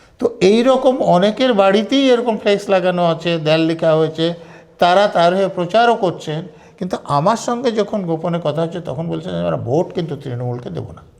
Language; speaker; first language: Bangla; native; Bangla